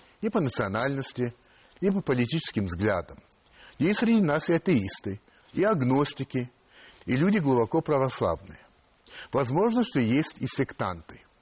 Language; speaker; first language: Russian; non-native, fluent; French